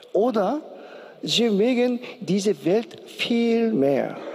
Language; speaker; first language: German; non-native, learner; Korean